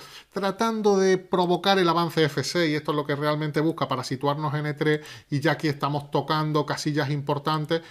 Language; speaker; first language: Spanish; native; Spanish